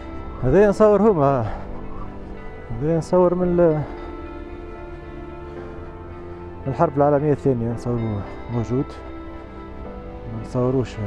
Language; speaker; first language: Arabic; native; Arabic